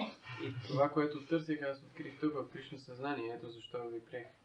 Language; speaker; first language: Bulgarian; native; Bulgarian